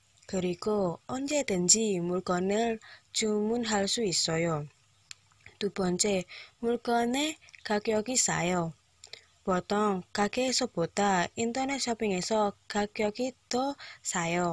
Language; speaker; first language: Korean; non-native, learner; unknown